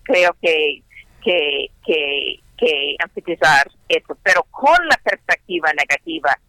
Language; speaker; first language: Spanish; non-native, learner; English